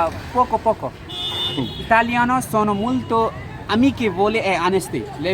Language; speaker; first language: Italian; non-native, learner; Nepali